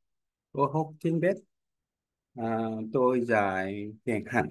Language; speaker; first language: Vietnamese; non-native, learner; Korean